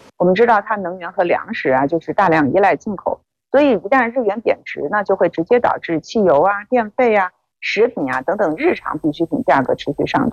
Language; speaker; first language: Chinese; native; Chinese